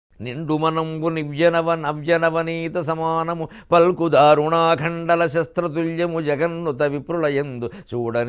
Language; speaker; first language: Telugu; native; Telugu